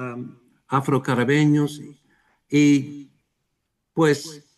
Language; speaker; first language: Spanish; non-native, fluent; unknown